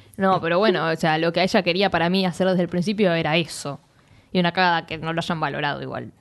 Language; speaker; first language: Spanish; native; Spanish